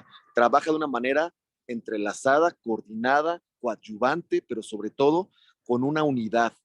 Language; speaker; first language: Spanish; native; Spanish